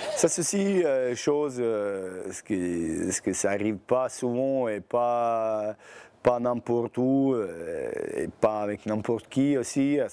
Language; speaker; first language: French; non-native, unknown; Bosnian